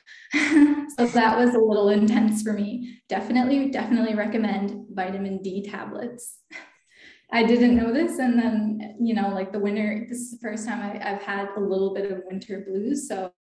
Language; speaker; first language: English; native; English